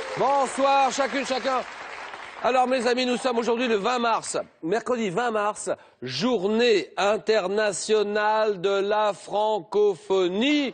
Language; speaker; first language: French; native; French